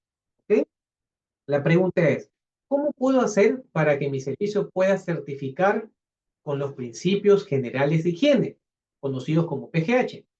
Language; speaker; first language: Spanish; native; Spanish